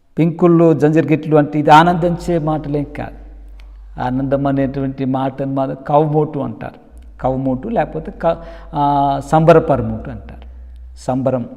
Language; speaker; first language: Telugu; non-native, local second language; Koya